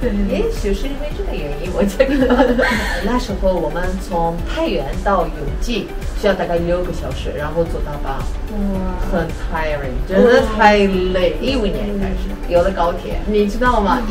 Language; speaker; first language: Chinese; non-native, fluent; Armenian